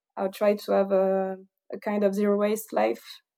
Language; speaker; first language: English; non-native, fluent; French